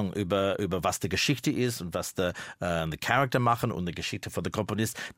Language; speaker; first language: German; non-native, fluent; English